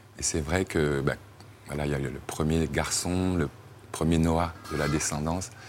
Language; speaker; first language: French; native; French